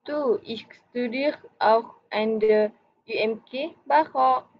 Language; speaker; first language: German; non-native, learner; Malay